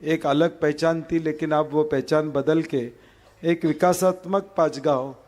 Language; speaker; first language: Hindi; non-native, local second language; Marathi